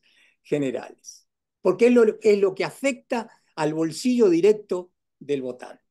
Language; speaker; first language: Spanish; native; Spanish